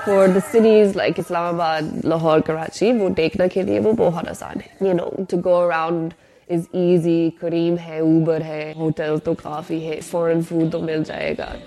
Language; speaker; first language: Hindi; non-native, learner; English